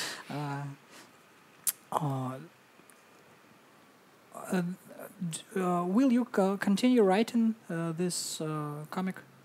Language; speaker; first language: English; non-native, fluent; Russian